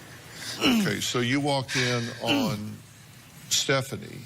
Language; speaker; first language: English; native; English